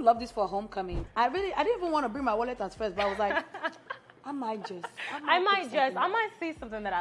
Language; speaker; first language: English; non-native, local second language; Yoruba